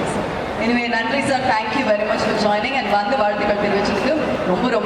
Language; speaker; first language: Tamil; native; Tamil